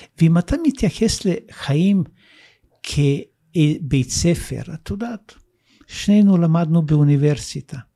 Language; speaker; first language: Hebrew; non-native, fluent; Russian